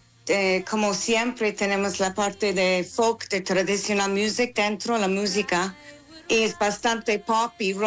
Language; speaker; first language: Spanish; non-native, fluent; English